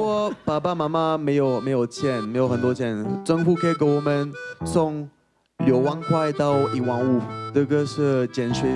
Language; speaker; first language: Chinese; non-native, fluent; French